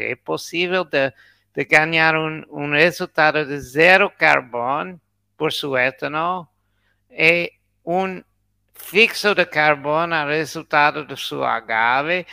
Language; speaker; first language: Portuguese; non-native, learner; English